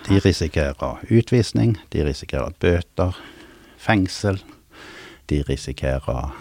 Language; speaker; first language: Norwegian; native; Norwegian